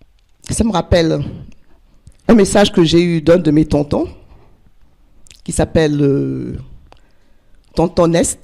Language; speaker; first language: French; native; French